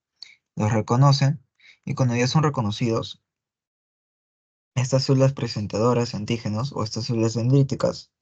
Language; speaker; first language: Spanish; native; Spanish